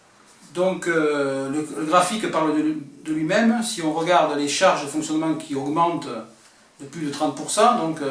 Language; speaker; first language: French; native; French